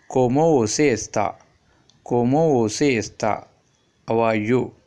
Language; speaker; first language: Portuguese; non-native, learner; Tamil